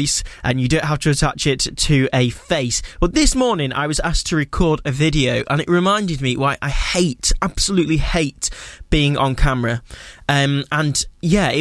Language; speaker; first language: English; native; English